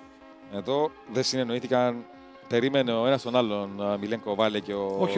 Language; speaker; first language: Greek; native; Greek